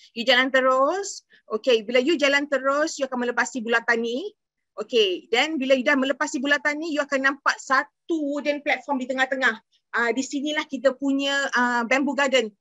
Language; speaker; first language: Malay; native; Malay